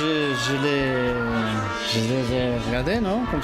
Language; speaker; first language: French; non-native, fluent; Portuguese